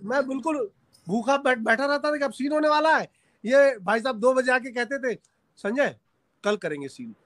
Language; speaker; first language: Hindi; native; Hindi